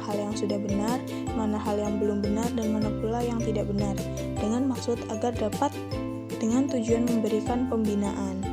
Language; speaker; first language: Indonesian; native; Indonesian